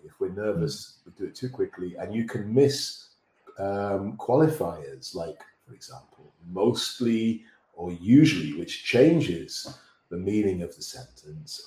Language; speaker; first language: English; native; English